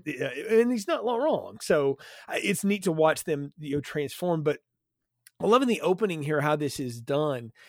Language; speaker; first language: English; native; English